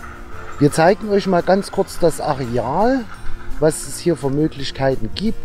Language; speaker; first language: German; native; German